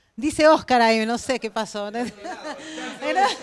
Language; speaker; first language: Spanish; native; Spanish